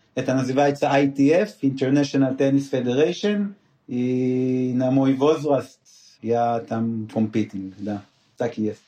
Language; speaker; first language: Russian; non-native, learner; Hebrew